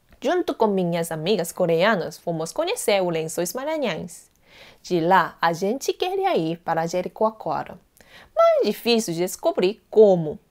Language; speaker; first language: Portuguese; non-native, fluent; Korean